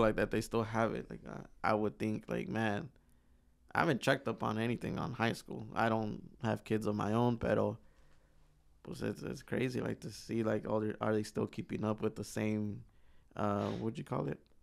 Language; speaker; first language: English; early bilingual, other home language; Spanish